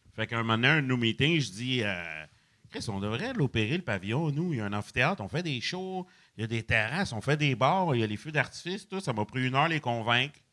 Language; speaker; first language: French; native; French